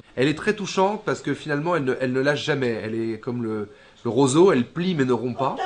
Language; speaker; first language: French; native; French